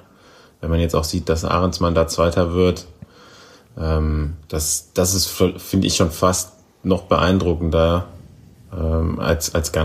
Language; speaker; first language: German; native; German